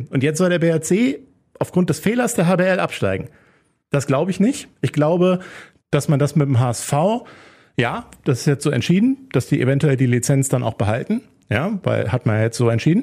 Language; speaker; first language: German; native; German